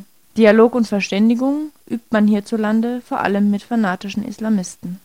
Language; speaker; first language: German; native; German